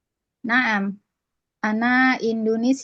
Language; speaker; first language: Arabic; non-native, learner; Indonesian